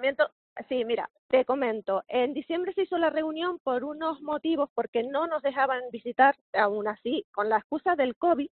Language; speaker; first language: Spanish; native; Spanish